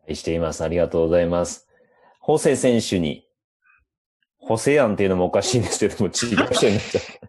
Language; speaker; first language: Japanese; native; Japanese